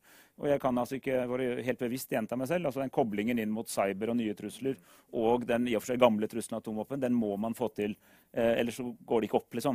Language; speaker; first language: Norwegian; native; Norwegian